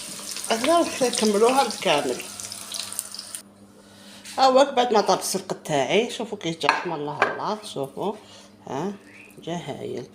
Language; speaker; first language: Arabic; native; Arabic